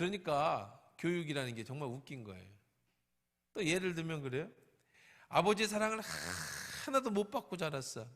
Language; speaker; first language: Korean; native; Korean